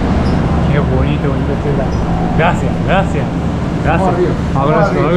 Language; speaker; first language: Spanish; non-native, learner; Japanese